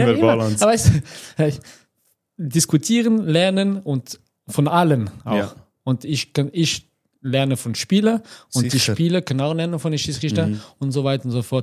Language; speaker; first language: German; non-native, fluent; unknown